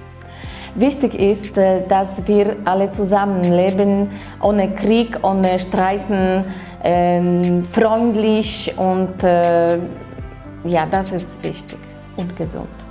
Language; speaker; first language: German; non-native, learner; Polish